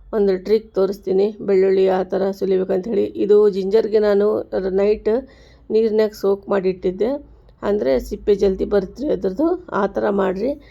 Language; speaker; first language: Kannada; native; Kannada